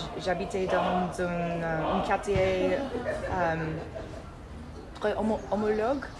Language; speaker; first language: French; non-native, learner; English